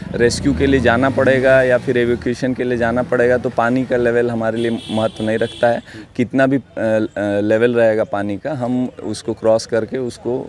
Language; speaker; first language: Hindi; native; Hindi